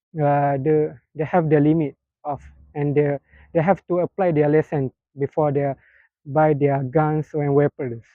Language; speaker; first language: English; non-native, local second language; Malay